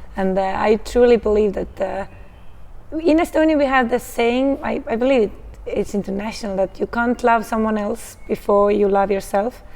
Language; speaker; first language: English; non-native, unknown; Estonian